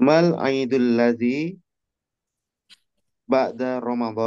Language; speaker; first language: Arabic; non-native, learner; Indonesian